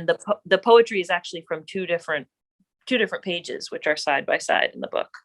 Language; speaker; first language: English; native; English